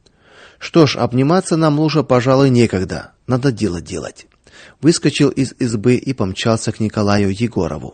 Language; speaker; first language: Russian; native; Russian